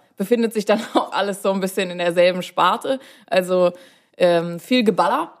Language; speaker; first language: German; native; German